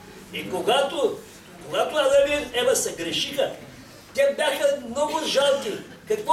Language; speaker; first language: Bulgarian; non-native, local second language; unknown